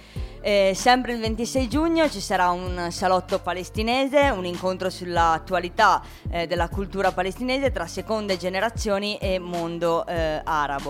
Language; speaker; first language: Italian; native; Italian